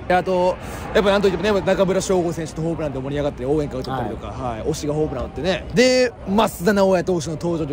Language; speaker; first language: Japanese; native; Japanese